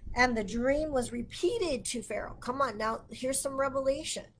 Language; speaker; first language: English; native; English